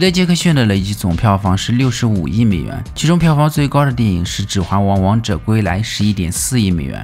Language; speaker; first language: Chinese; native; Chinese